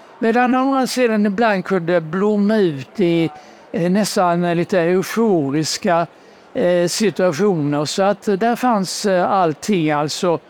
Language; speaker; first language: Swedish; native; Swedish